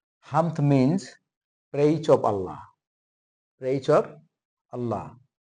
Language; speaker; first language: English; non-native, local second language; Bangla